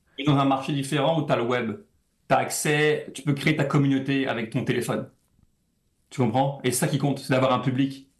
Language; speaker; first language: French; native; French